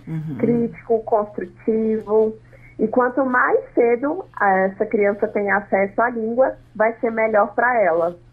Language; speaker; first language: Portuguese; non-native, local second language; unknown